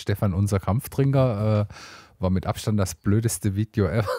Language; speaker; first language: German; native; German